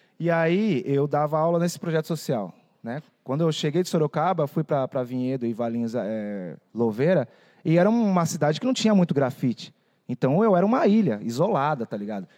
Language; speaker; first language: Portuguese; native; Portuguese